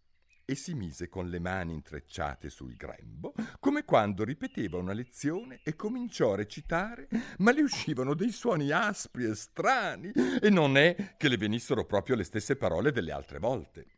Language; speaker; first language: Italian; native; Italian